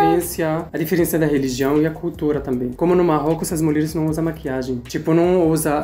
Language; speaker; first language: Portuguese; non-native, fluent; Arabic